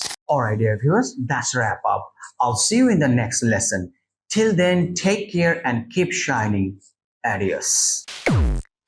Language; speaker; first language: English; non-native, local second language; Bangla